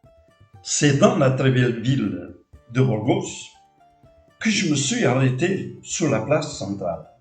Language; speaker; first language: French; non-native, fluent; Portuguese